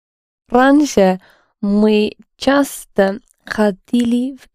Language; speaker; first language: Russian; non-native, learner; English